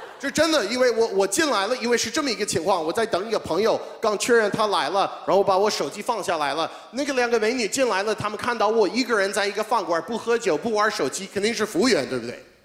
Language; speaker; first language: Chinese; non-native, fluent; English